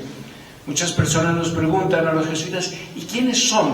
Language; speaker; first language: Spanish; native; Spanish